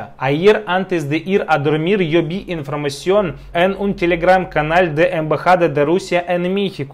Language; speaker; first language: Spanish; non-native, fluent; Russian